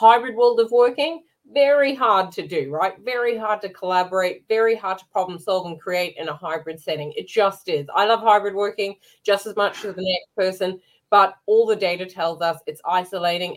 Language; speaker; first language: English; native; English